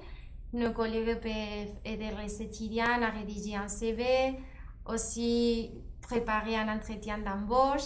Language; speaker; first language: French; non-native, fluent; Spanish